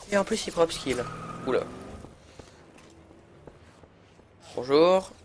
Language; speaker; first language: French; native; French